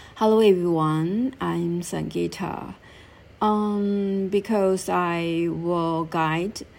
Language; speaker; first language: English; non-native, learner; Chinese